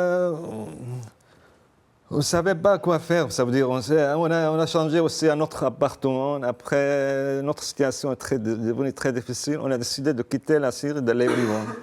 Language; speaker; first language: French; non-native, fluent; Arabic